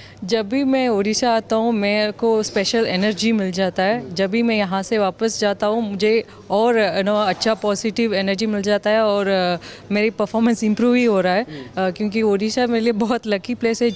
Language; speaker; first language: Hindi; non-native, local second language; Tamil